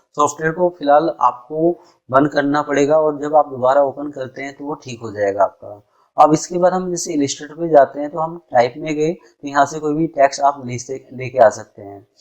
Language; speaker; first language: Hindi; native; Hindi